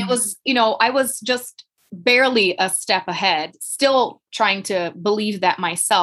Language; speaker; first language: English; non-native, fluent; Portuguese